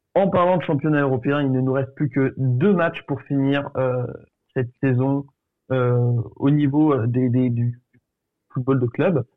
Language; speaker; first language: French; early bilingual, other home language; Portuguese